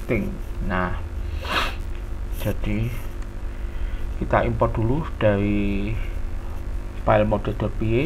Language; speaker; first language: Indonesian; native; Indonesian